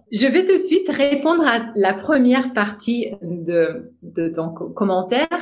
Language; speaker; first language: French; non-native, fluent; Russian